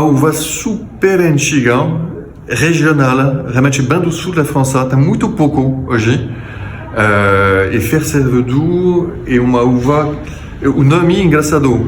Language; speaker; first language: Portuguese; non-native, fluent; French